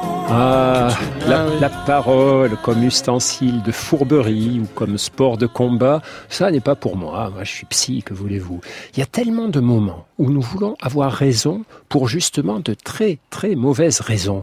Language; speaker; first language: French; native; French